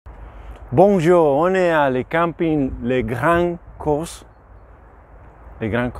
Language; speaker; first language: French; non-native, learner; English